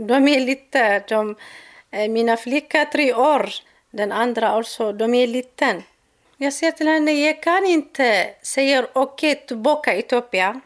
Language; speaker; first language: Swedish; non-native, learner; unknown